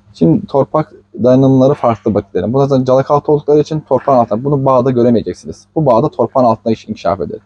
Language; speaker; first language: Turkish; native; Turkish